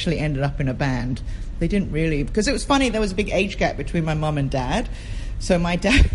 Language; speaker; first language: English; native; English